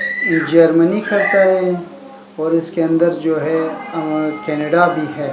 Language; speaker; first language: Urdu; non-native, learner; Persian